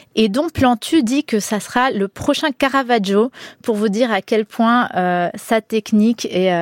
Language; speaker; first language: French; early bilingual, heritage; Spanish